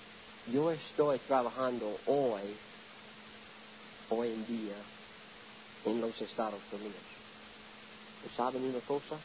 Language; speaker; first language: Spanish; non-native, learner; English